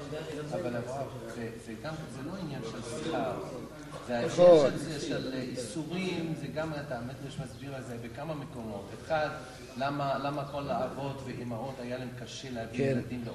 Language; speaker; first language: Hebrew; non-native, fluent; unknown